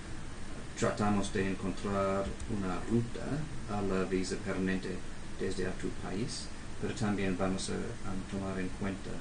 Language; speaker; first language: Spanish; non-native, fluent; English